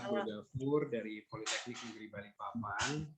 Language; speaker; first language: Indonesian; native; Indonesian